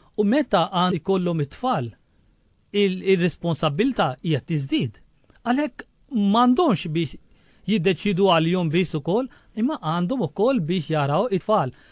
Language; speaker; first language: Maltese; non-native, fluent; Urdu